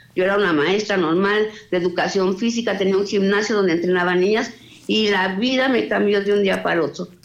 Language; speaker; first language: Spanish; native; Spanish